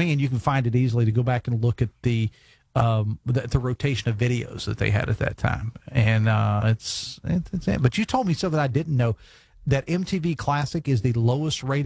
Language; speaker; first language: English; native; English